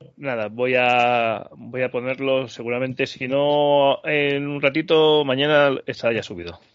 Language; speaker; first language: Spanish; native; Spanish